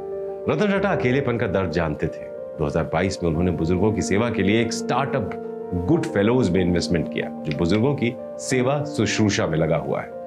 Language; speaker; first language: Hindi; native; Hindi